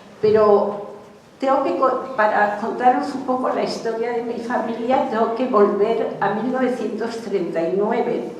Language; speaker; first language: Spanish; early bilingual, other home language; Hungarian